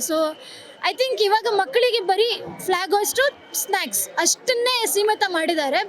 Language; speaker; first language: Kannada; native; Kannada